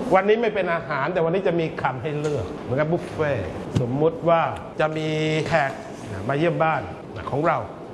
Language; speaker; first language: Thai; native; Thai